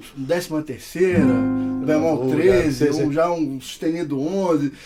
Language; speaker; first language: Portuguese; native; Portuguese